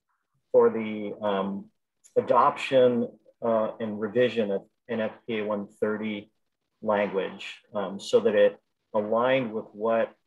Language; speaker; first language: English; native; English